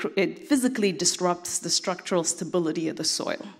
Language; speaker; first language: English; non-native, fluent; Tigrinya